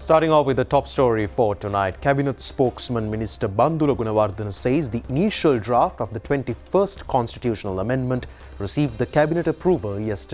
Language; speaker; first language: English; non-native, local second language; Sinhala